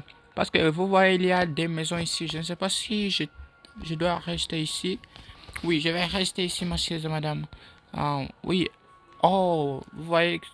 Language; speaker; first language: French; non-native, learner; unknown